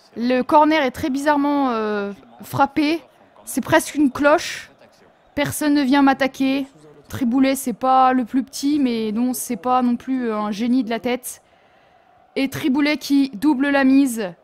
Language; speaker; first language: French; native; French